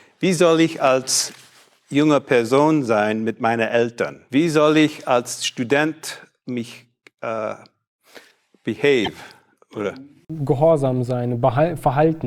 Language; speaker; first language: German; non-native, fluent; English